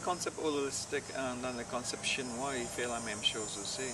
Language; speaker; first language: French; non-native, learner; English